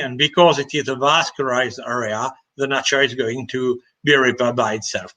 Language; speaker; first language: English; non-native, fluent; French